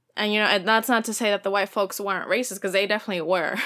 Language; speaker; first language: English; early bilingual, other home language; Spanish